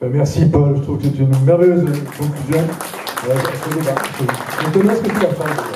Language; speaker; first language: French; native; French